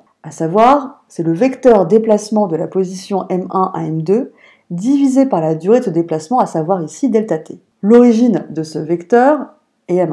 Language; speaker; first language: French; native; French